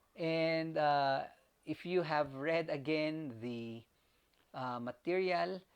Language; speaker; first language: English; non-native, local second language; Filipino